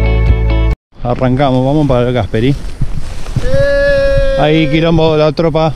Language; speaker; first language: Spanish; native; Spanish